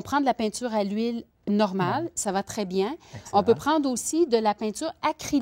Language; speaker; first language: French; native; French